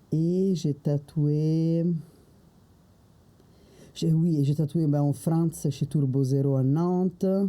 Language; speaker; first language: French; non-native, fluent; Italian